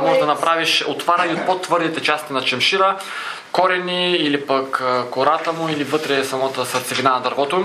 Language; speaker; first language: Bulgarian; native; Bulgarian